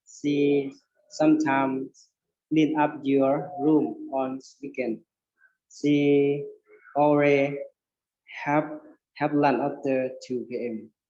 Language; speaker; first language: English; non-native, learner; Thai